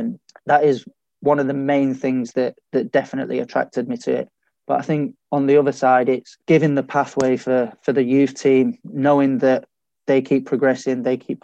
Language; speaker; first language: English; native; English